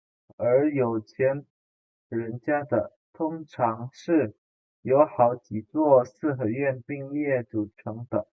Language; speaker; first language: Chinese; non-native, fluent; Indonesian